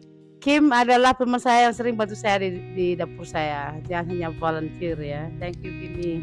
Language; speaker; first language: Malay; non-native, local second language; Balinese